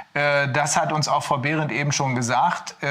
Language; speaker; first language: German; native; German